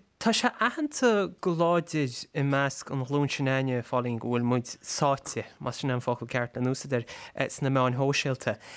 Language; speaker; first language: Irish; native; Irish